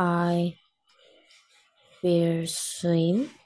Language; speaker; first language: English; non-native, learner; Korean